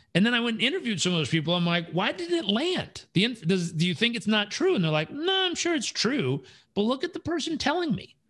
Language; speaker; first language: English; native; English